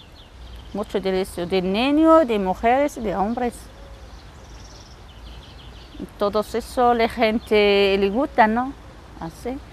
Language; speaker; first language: Spanish; non-native, learner; Arabic